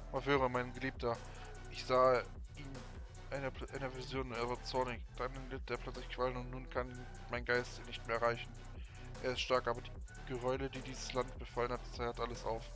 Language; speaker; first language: German; native; German